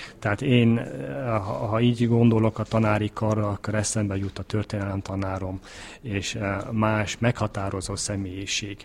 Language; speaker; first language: Hungarian; early bilingual, heritage; German